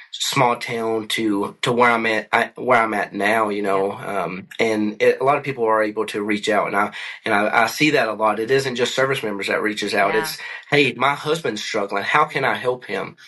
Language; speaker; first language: English; native; English